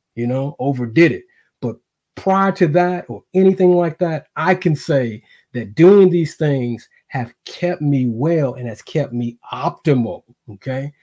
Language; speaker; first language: English; native; English